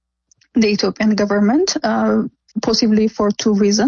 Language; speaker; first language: English; non-native, fluent; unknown